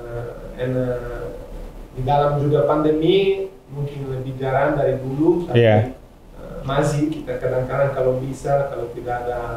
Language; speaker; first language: Indonesian; non-native, fluent; Italian